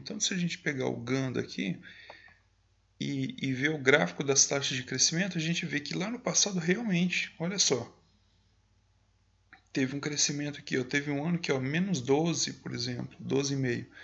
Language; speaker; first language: Portuguese; native; Portuguese